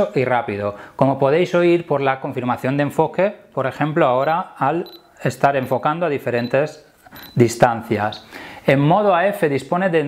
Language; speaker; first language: Spanish; native; Spanish